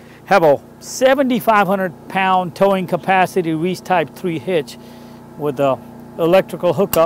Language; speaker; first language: English; non-native, fluent; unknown